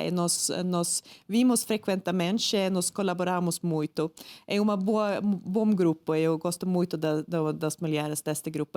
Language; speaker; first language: Portuguese; non-native, fluent; Swedish